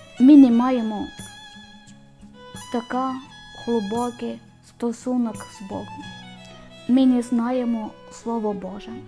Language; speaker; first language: Ukrainian; non-native, learner; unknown